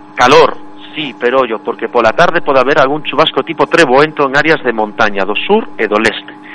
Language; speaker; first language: Galician; native; Galician